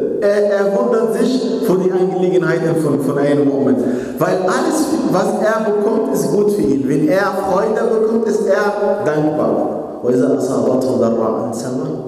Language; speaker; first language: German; non-native, fluent; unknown